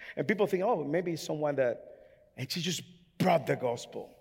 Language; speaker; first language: English; non-native, fluent; Spanish